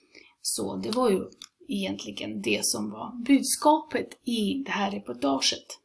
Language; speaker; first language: Swedish; non-native, fluent; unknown